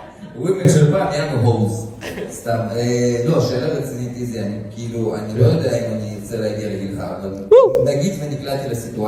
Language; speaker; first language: Hebrew; native; Hebrew